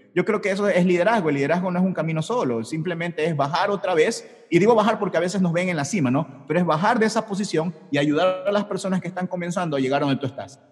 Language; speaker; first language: Spanish; native; Spanish